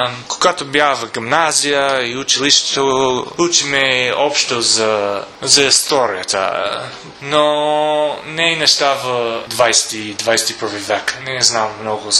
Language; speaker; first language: Bulgarian; non-native, learner; English